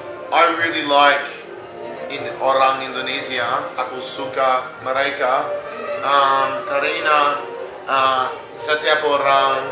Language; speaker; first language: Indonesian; non-native, learner; English